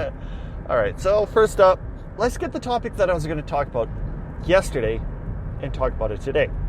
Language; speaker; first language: English; native; English